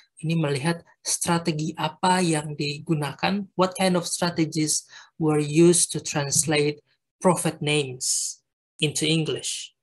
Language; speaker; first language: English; non-native, fluent; Indonesian